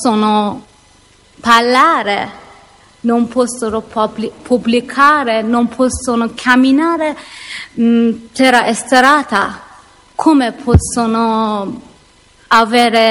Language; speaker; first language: Italian; non-native, learner; Persian